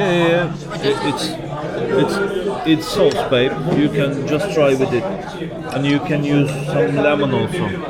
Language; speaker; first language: English; non-native, learner; Turkish